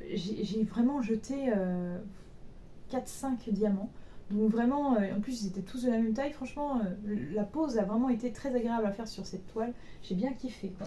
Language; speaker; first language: French; native; French